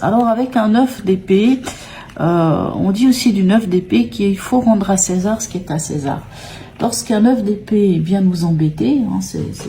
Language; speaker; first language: French; native; French